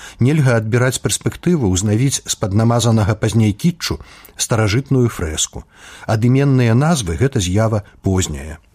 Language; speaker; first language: Belarusian; native; Belarusian